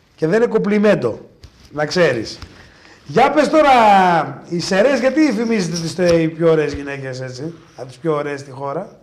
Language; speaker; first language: Greek; native; Greek